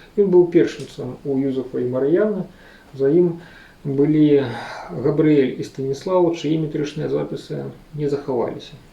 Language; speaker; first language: Belarusian; native; Belarusian